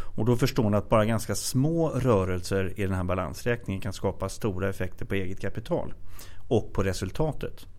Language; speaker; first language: Swedish; native; Swedish